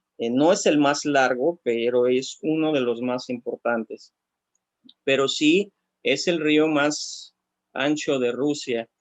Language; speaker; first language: Spanish; non-native, fluent; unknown